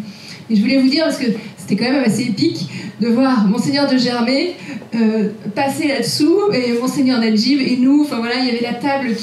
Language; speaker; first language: French; native; French